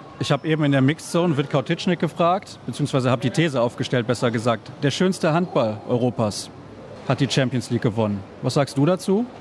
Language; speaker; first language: German; native; German